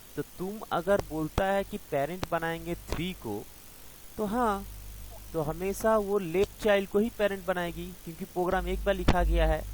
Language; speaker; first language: Hindi; non-native, local second language; Bangla